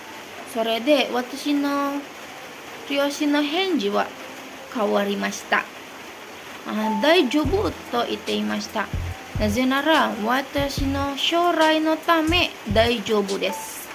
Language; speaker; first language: Japanese; non-native, learner; Indonesian